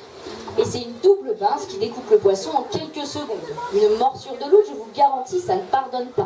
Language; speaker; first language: French; native; French